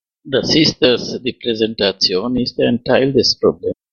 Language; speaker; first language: German; non-native, fluent; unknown